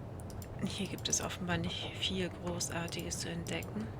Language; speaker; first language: German; native; German